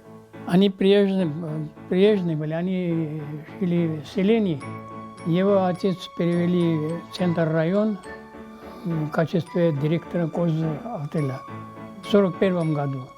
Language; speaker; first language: Russian; non-native, local second language; Armenian